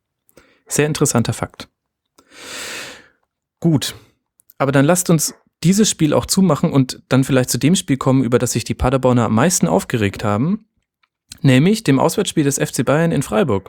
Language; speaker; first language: German; native; German